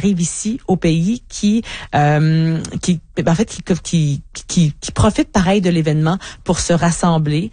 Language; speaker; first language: French; native; French